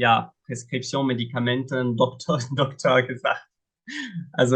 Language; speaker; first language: German; non-native, fluent; Arabic